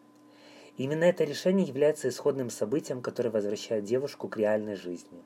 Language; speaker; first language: Russian; native; Russian